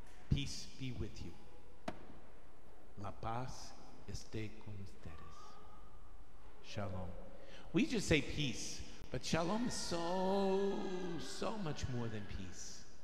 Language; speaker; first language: English; native; English